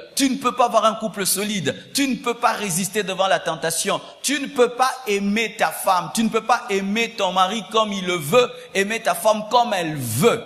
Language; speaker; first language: French; non-native, local second language; Lingala